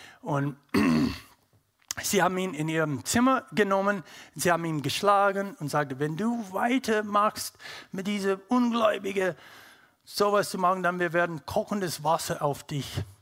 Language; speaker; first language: German; non-native, learner; English